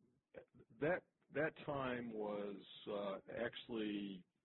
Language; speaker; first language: English; native; English